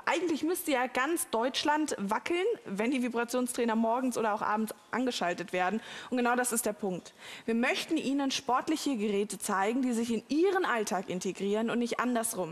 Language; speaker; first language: German; native; German